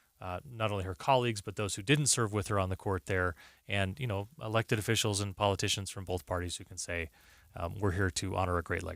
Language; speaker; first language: English; native; English